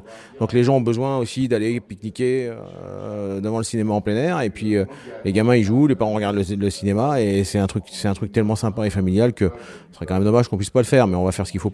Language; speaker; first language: French; native; French